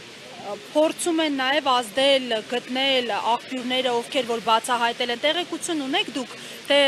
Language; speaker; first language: Armenian; native; Armenian